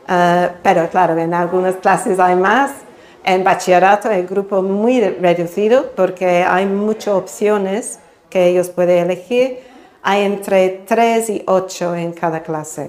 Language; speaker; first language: Spanish; non-native, fluent; English